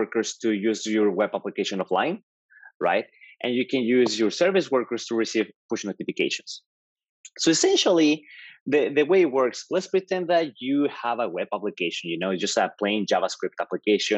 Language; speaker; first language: English; non-native, fluent; Spanish